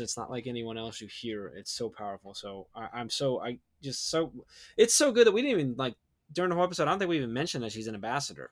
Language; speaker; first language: English; native; English